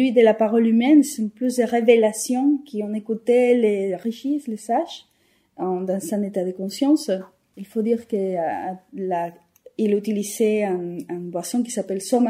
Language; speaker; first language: French; non-native, fluent; Spanish